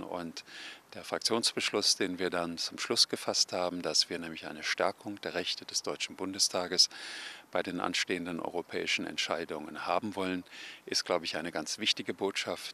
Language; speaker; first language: German; native; German